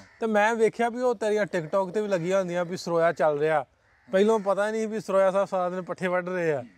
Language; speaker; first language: Punjabi; native; Punjabi